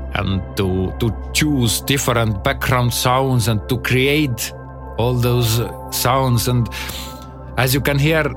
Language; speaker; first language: English; non-native, learner; Estonian